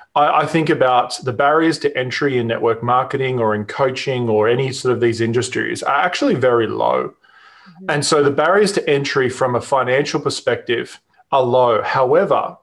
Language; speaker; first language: English; native; English